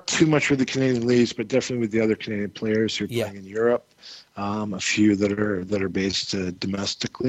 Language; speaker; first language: English; native; English